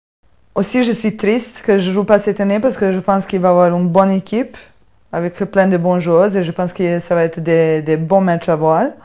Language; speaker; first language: French; non-native, fluent; Serbian